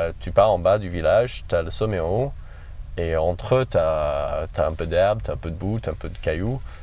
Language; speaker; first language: French; non-native, fluent; English